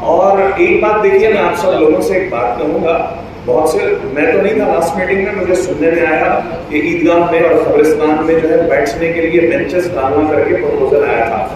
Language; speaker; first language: Hindi; non-native, local second language; Urdu